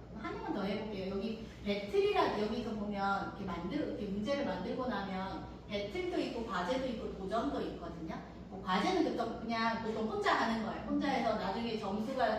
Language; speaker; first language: Korean; native; Korean